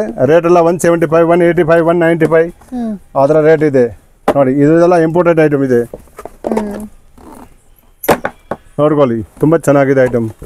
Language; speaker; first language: Kannada; non-native, local second language; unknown